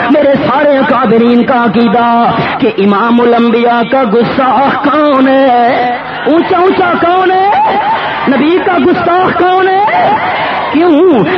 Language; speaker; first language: Urdu; non-native, local second language; Pashto